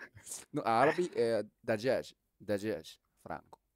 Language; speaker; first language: Portuguese; non-native, learner; Chinese